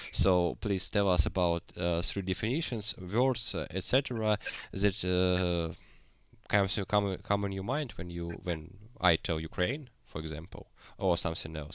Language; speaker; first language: English; non-native, learner; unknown